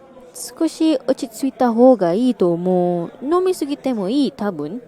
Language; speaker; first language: Japanese; non-native, learner; English